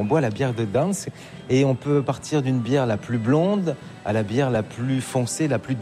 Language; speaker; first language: French; native; French